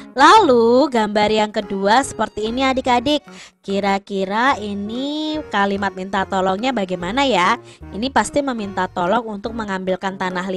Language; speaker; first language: Indonesian; native; Indonesian